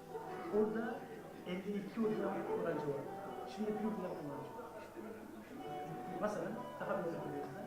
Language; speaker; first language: Turkish; non-native, fluent; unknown